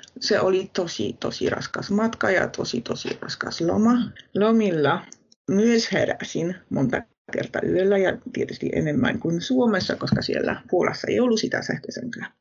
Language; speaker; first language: Finnish; non-native, fluent; Polish